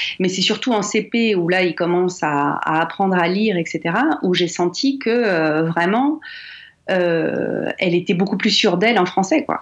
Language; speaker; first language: French; native; French